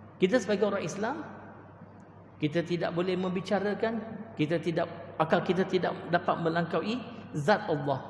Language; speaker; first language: Malay; non-native, local second language; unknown